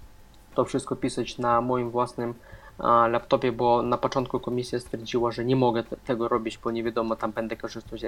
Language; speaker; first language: Polish; non-native, fluent; Russian